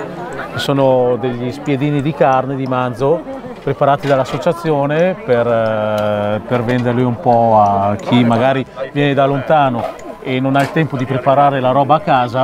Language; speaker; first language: Italian; early bilingual, other home language; Khmer